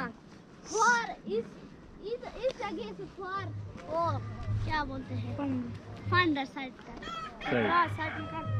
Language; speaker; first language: Hindi; non-native, local second language; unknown